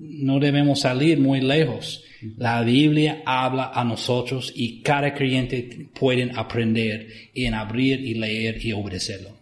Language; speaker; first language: Spanish; non-native, fluent; English